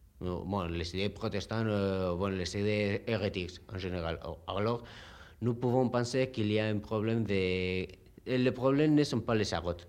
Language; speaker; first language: French; non-native, learner; Spanish